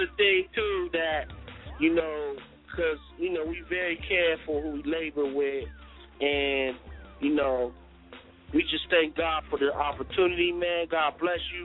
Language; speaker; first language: English; native; English